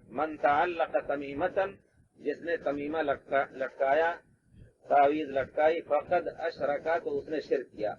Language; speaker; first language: Urdu; native; Urdu